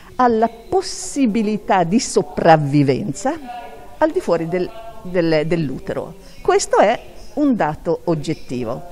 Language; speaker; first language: Italian; native; Italian